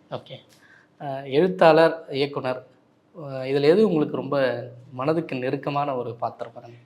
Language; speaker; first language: Tamil; native; Tamil